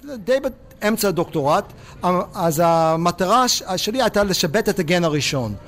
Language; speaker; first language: Hebrew; non-native, fluent; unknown